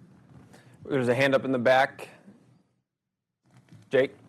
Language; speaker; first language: English; native; English